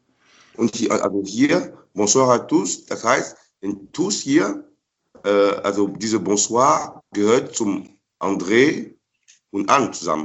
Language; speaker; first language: German; non-native, fluent; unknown